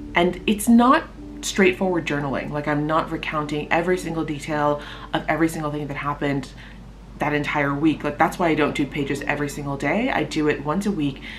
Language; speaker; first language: English; native; English